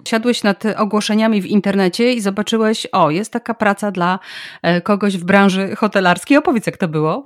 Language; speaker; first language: Polish; native; Polish